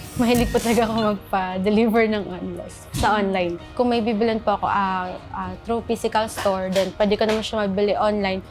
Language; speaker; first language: Filipino; native; Filipino